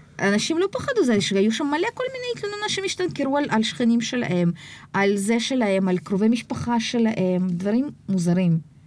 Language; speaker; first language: Hebrew; early bilingual, other home language; Russian